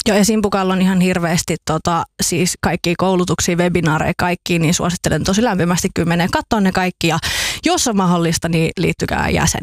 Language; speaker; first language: Finnish; native; Finnish